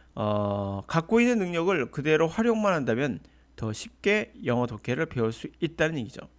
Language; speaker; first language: Korean; native; Korean